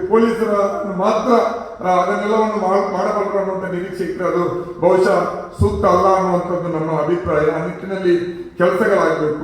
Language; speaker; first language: Kannada; non-native, local second language; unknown